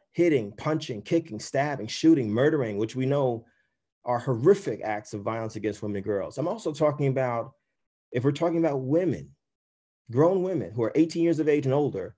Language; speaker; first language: English; native; English